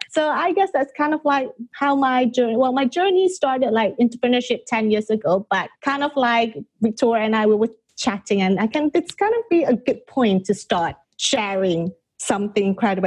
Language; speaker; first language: English; non-native, local second language; Malay